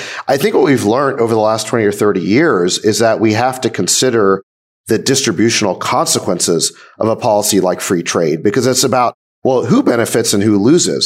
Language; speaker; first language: English; native; English